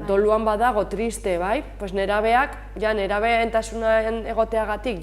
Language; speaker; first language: Basque; native; Basque